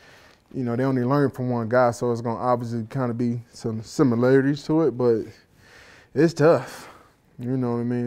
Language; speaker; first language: English; native; English